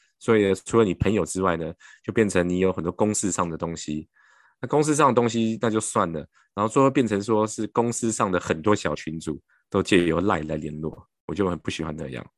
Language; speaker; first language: Chinese; native; Chinese